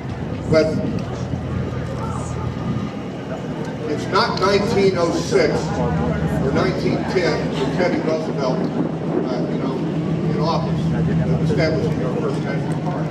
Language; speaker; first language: English; native; English